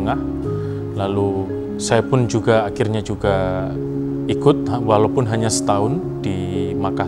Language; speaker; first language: Indonesian; native; Indonesian